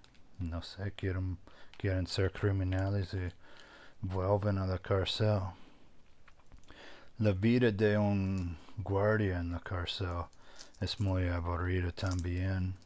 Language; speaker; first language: Spanish; non-native, fluent; English